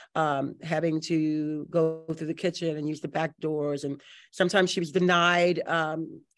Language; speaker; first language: English; native; English